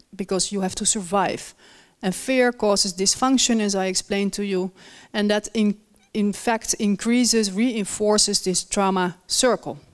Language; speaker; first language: English; non-native, fluent; Dutch